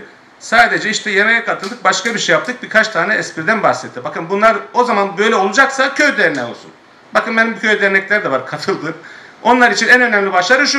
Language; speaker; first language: Turkish; native; Turkish